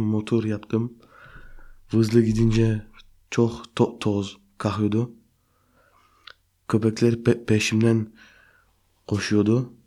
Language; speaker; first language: Turkish; early bilingual, heritage; Turkish